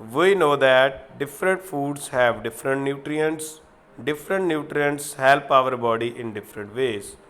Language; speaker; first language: English; non-native, local second language; Punjabi